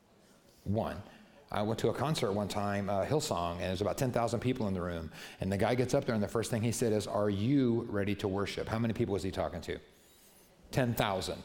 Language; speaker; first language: English; native; English